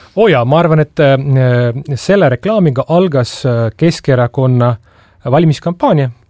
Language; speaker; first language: Estonian; non-native, local second language; Russian